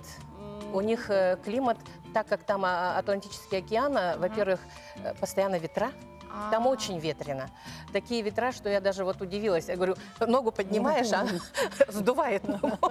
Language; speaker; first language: Russian; native; Russian